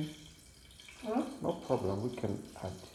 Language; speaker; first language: English; non-native, learner; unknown